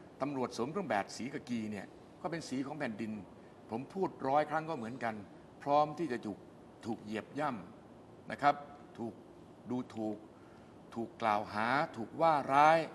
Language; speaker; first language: Thai; native; Thai